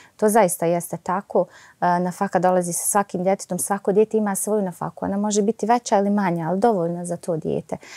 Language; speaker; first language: Croatian; native; Croatian